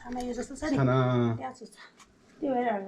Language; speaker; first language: Nepali; non-native, local second language; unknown